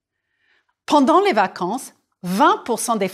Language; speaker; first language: French; non-native, fluent; English